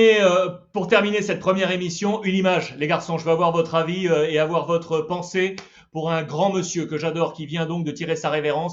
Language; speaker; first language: French; native; French